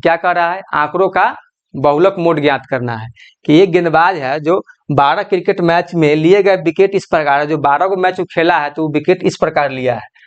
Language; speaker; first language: Hindi; native; Hindi